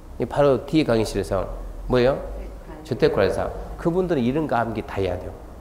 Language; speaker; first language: Korean; native; Korean